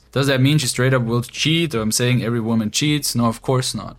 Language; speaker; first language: English; non-native, fluent; German